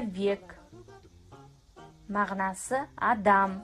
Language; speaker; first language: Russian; non-native, fluent; Kazakh